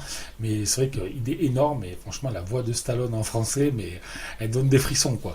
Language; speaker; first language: French; native; French